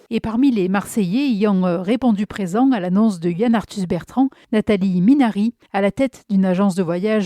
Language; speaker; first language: French; native; French